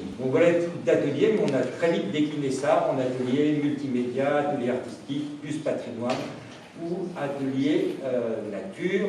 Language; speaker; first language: French; native; French